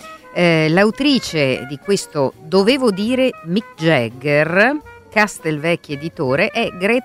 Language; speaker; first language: Italian; native; Italian